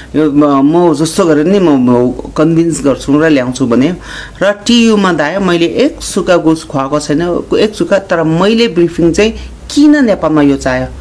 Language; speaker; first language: Nepali; non-native, local second language; Sherpa